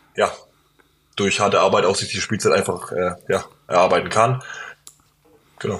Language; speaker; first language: German; native; German